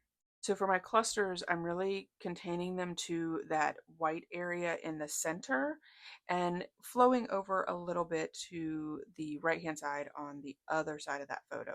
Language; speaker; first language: English; native; English